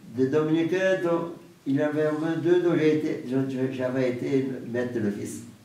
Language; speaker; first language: French; non-native, fluent; Portuguese